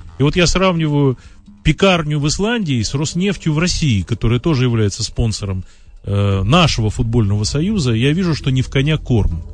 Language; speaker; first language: Russian; native; Russian